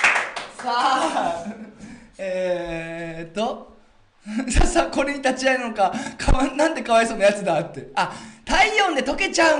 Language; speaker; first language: Japanese; native; Japanese